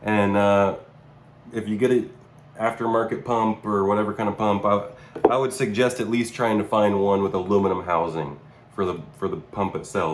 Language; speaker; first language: English; native; English